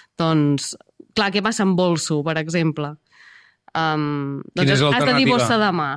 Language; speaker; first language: Catalan; native; Catalan